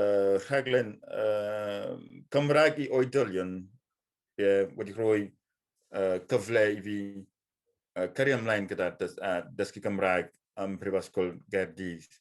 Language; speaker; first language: Welsh; non-native, fluent; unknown